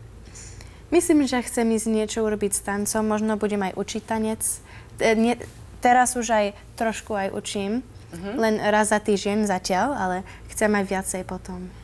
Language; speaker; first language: Slovak; early bilingual, heritage; Slovak